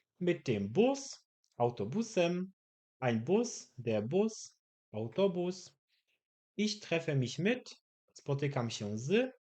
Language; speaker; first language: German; non-native, fluent; Polish